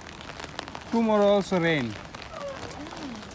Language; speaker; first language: English; non-native, learner; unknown